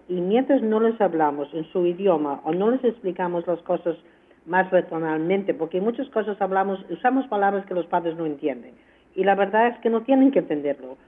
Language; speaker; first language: Spanish; early bilingual, heritage; Spanish